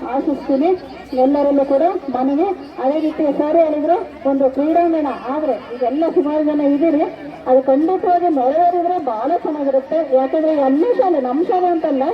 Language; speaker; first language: Kannada; native; Kannada